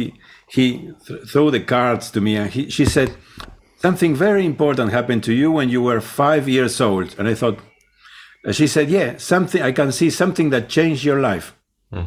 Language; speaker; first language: English; non-native, fluent; Spanish